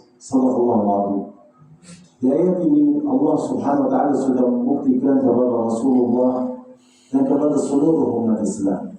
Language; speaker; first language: Malay; non-native, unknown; Arabic